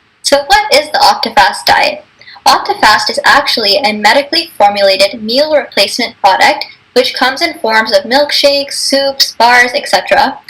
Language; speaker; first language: English; native; English